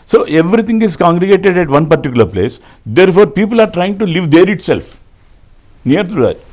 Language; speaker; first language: English; non-native, local second language; Telugu